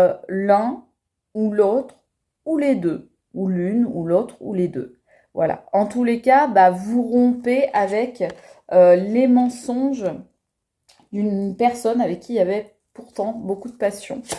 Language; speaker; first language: French; native; French